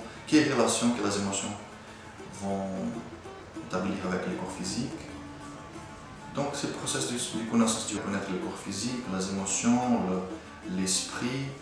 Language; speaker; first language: French; non-native, fluent; Portuguese